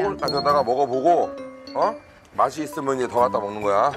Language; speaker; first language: Korean; native; Korean